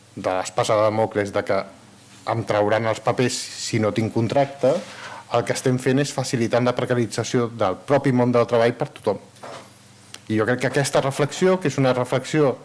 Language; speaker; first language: Catalan; early bilingual, other home language; Arabic